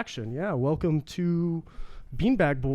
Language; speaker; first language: English; native; English